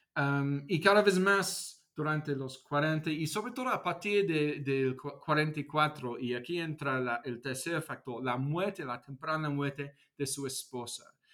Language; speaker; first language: Spanish; non-native, fluent; English